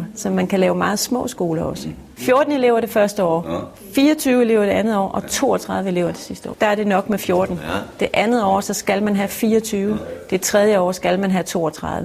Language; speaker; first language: Danish; native; Danish